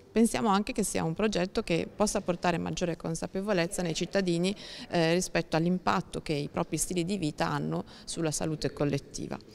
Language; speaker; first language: Italian; native; Italian